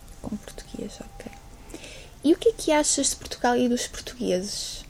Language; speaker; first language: Portuguese; native; Portuguese